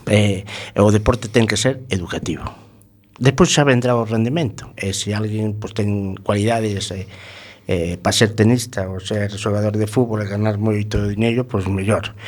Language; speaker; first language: Galician; non-native, local second language; Spanish